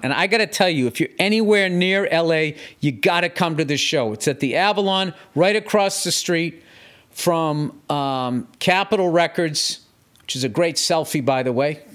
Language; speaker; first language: English; native; English